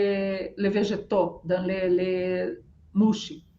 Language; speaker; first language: French; non-native, learner; Portuguese